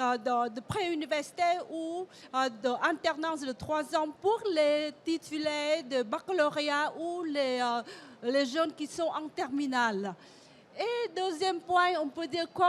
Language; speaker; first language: French; non-native, fluent; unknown